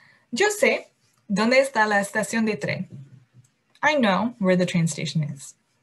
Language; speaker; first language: Spanish; non-native, fluent; English